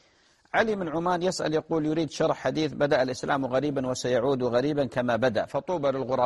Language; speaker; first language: Arabic; native; Arabic